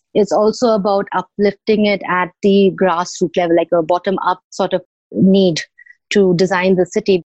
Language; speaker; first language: English; non-native, local second language; Odia